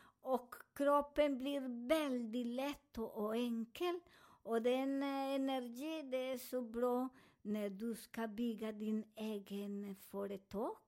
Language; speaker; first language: Swedish; non-native, learner; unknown